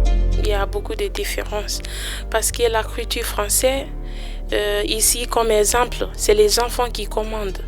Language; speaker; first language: French; non-native, fluent; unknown